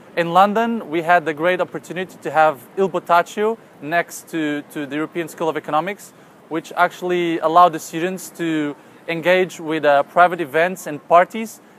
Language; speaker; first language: English; non-native, fluent; Portuguese